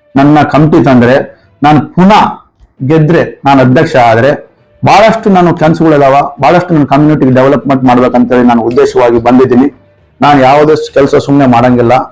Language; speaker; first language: Kannada; non-native, local second language; Urdu